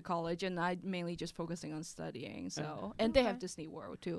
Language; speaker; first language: English; non-native, local second language; Cantonese